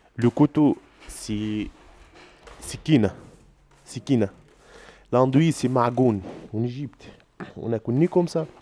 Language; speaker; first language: French; non-native, learner; Arabic